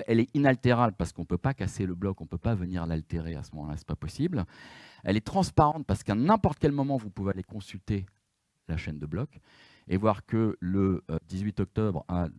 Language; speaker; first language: French; native; French